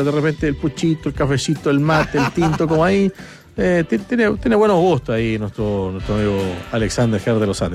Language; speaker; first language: Spanish; native; Spanish